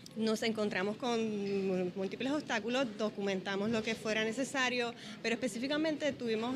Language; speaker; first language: Spanish; native; Spanish